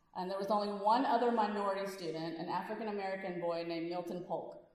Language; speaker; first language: English; early bilingual, other home language; Hindi